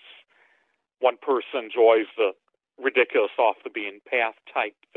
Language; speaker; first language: English; native; English